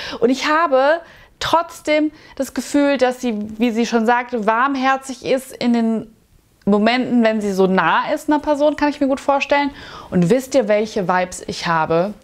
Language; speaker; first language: German; native; German